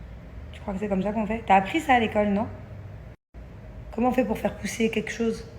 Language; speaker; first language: French; native; French